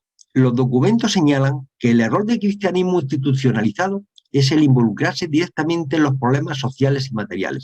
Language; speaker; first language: Spanish; native; Spanish